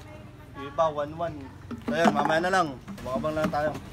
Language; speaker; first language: Filipino; native; Filipino